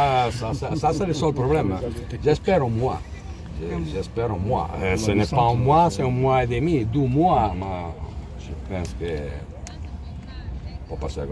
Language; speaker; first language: French; non-native, learner; Italian